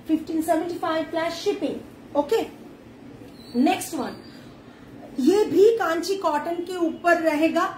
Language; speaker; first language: Hindi; non-native, local second language; Bangla